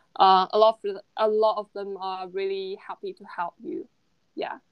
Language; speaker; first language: English; non-native, fluent; Chinese